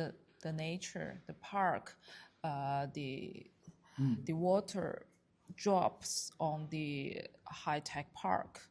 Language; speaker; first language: English; non-native, learner; Chinese